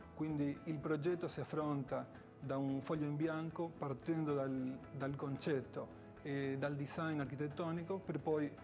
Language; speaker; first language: Italian; non-native, fluent; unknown